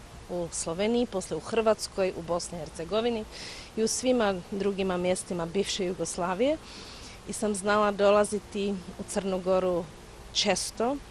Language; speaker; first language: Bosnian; non-native, fluent; Czech